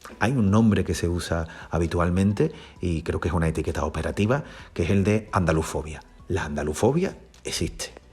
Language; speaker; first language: Spanish; native; Spanish